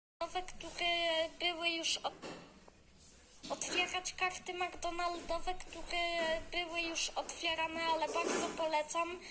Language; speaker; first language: Polish; native; Polish